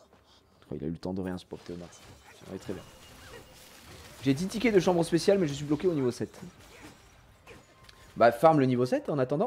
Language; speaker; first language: French; native; French